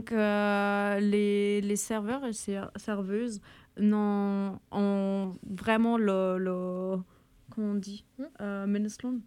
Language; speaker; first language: French; non-native, fluent; German